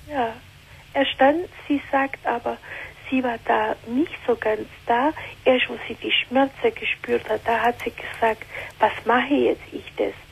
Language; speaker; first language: German; non-native, learner; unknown